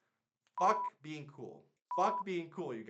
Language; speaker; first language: English; native; English